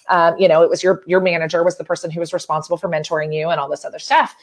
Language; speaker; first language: English; native; English